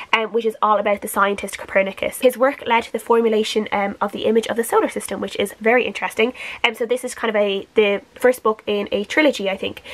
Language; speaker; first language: English; native; English